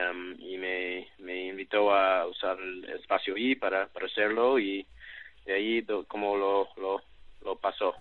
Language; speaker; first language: Spanish; non-native, learner; English